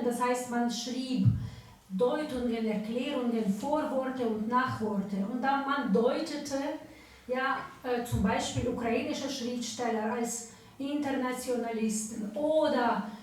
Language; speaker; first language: German; non-native, fluent; Ukrainian